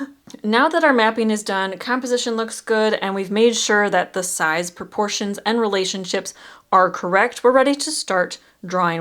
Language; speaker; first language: English; native; English